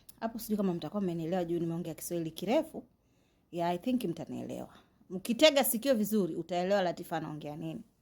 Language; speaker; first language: Swahili; native; Swahili